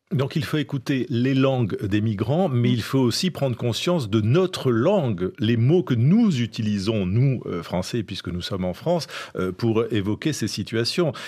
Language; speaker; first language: French; native; French